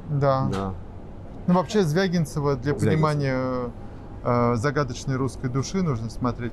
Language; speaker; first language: Russian; native; Russian